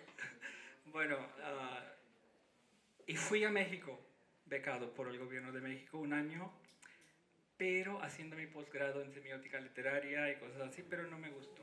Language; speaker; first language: Spanish; non-native, fluent; Hindi